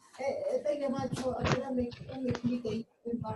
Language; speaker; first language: Spanish; native; Spanish